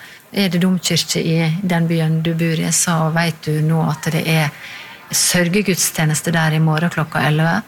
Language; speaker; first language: Norwegian; native; Norwegian